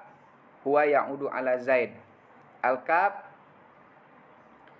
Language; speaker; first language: Arabic; non-native, fluent; Indonesian